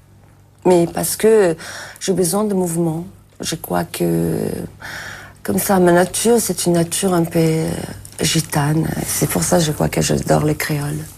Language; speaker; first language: French; non-native, fluent; Italian